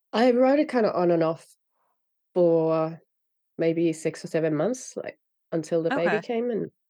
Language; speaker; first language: English; non-native, fluent; Finnish